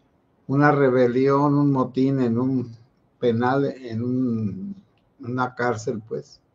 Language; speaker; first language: Spanish; native; Spanish